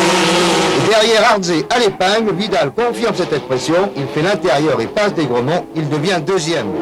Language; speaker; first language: French; native; French